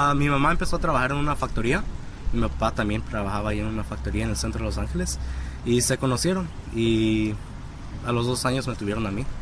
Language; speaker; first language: Spanish; early bilingual, heritage; Spanish